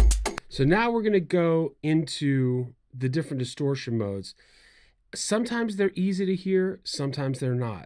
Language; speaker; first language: English; native; English